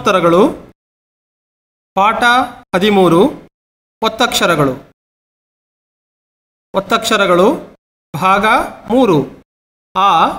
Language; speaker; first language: Kannada; native; Kannada